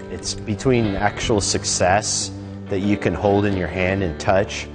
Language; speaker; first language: English; native; English